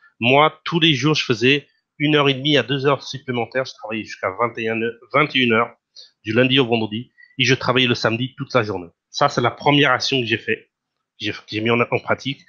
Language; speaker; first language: French; non-native, fluent; Portuguese